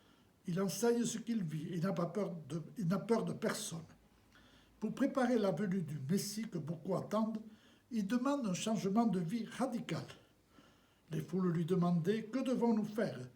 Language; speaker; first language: French; native; French